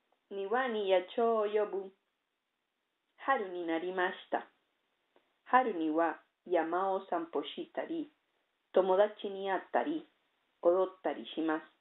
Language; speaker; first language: Japanese; non-native, learner; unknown